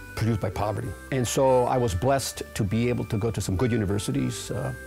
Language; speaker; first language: English; native; English